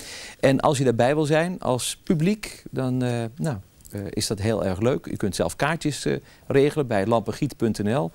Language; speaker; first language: Dutch; native; Dutch